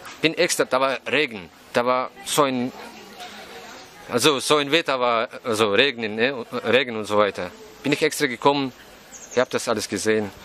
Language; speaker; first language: German; non-native, fluent; Russian